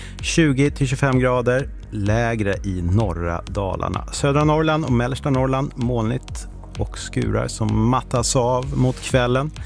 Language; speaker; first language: Swedish; native; Swedish